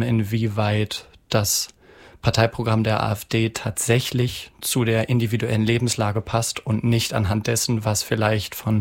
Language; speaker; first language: German; native; German